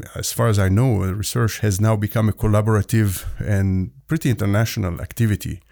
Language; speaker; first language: English; non-native, fluent; Arabic